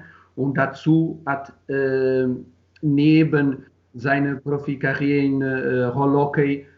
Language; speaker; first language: German; non-native, learner; Portuguese